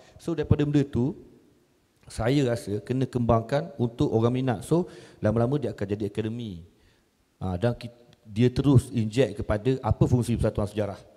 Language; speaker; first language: Malay; native; Malay